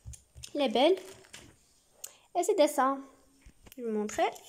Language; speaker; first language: French; non-native, learner; Arabic